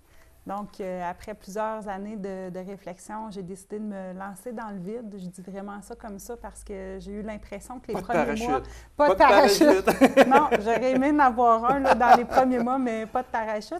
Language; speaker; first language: French; native; French